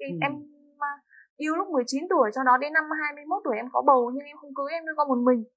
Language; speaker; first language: Vietnamese; native; Vietnamese